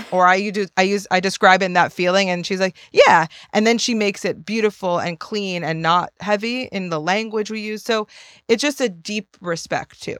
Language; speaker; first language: English; native; English